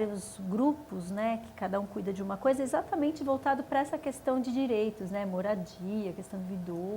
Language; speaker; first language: Portuguese; native; Portuguese